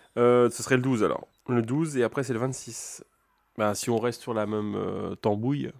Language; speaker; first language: French; native; French